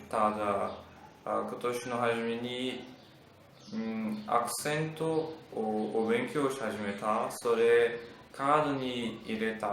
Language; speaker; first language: Japanese; non-native, learner; Portuguese